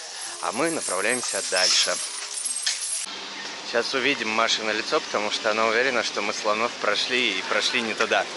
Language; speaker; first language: Russian; native; Russian